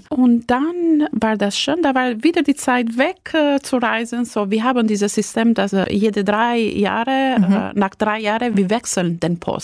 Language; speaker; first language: German; non-native, fluent; Albanian